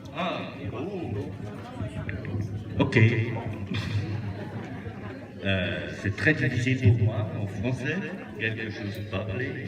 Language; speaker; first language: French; non-native, learner; German